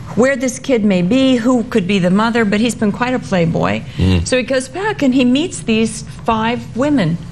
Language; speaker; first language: English; native; English